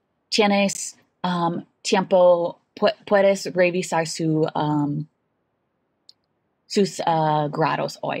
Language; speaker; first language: Spanish; non-native, fluent; English